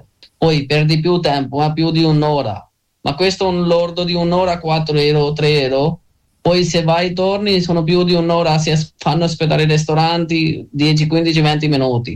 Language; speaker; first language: Italian; non-native, learner; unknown